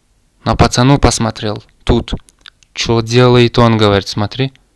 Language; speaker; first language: Russian; non-native, learner; Turkmen